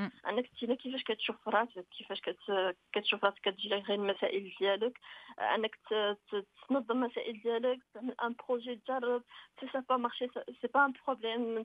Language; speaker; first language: French; non-native, local second language; Arabic